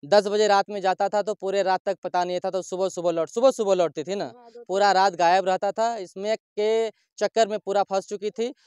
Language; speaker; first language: Hindi; native; Hindi